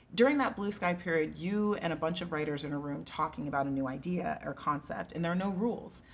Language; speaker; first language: English; native; English